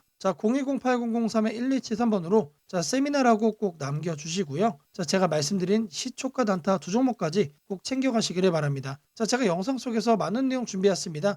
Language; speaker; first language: Korean; native; Korean